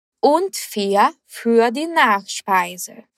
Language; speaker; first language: German; non-native, fluent; Portuguese